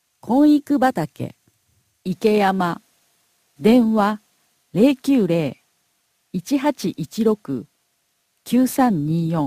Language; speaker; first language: Japanese; native; Japanese